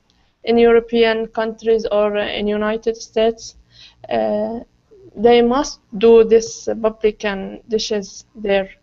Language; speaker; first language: English; non-native, learner; Arabic